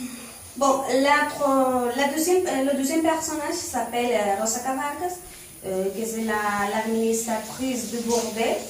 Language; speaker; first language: French; non-native, learner; Spanish